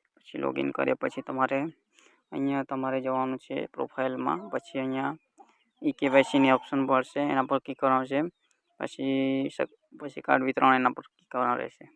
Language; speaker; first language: Gujarati; non-native, local second language; Vasavi